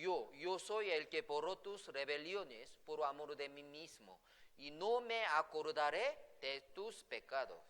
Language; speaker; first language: Spanish; non-native, fluent; Korean